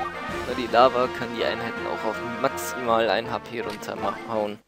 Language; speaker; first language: German; native; German